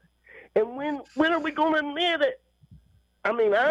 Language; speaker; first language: English; native; English